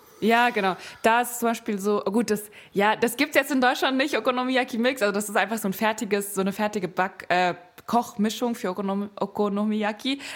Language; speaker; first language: German; native; German